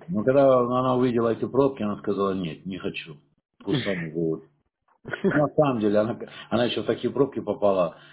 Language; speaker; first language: Russian; native; Russian